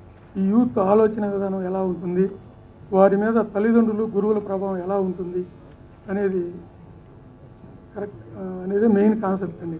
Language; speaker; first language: Telugu; native; Telugu